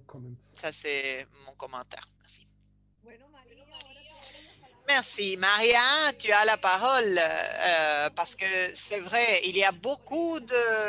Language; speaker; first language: French; non-native, fluent; Spanish